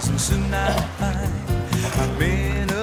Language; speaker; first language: Korean; native; Korean